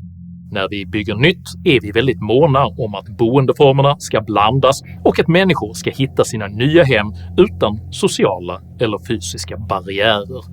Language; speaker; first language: Swedish; native; Swedish